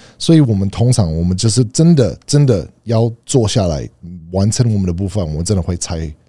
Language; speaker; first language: Chinese; non-native, fluent; English